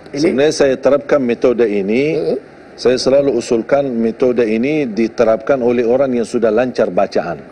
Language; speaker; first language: Indonesian; non-native, fluent; Arabic